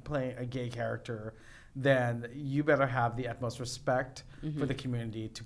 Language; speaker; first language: English; non-native, local second language; Filipino